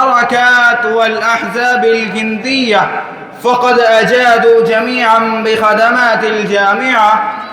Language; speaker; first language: Arabic; non-native, learner; Urdu